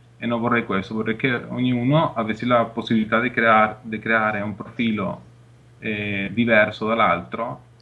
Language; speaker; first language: Italian; non-native, fluent; Spanish